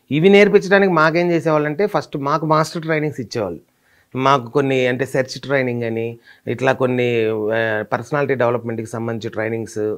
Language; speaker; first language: Telugu; native; Telugu